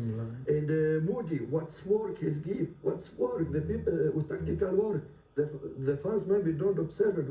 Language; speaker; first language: English; non-native, learner; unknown